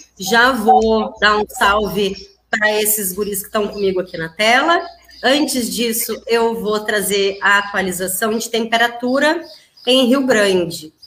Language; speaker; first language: Portuguese; native; Portuguese